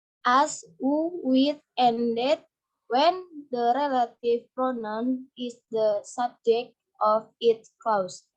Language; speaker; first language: English; non-native, learner; Indonesian